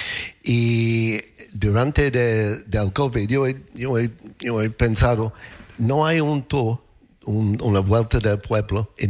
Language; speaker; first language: Spanish; non-native, learner; English